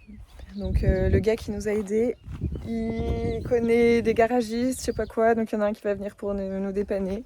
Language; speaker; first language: French; native; French